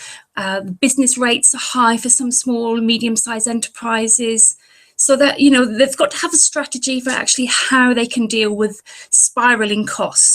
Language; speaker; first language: English; native; English